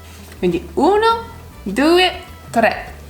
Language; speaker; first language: Italian; non-native, learner; Japanese